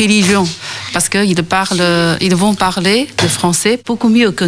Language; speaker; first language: French; non-native, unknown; Chinese